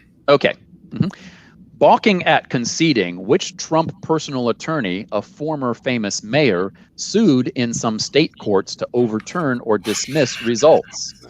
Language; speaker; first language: English; native; English